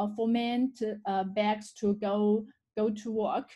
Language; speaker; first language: English; non-native, learner; Chinese